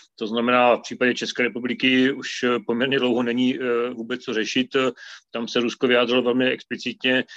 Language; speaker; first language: Czech; native; Czech